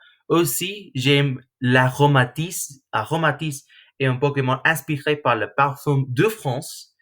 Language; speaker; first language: French; non-native, learner; English